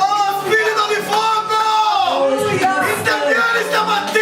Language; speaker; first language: Italian; native; Italian